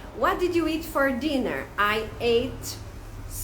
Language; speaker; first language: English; non-native, fluent; Portuguese